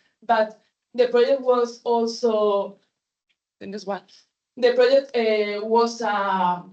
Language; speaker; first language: English; non-native, fluent; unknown